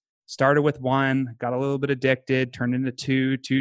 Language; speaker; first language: English; native; English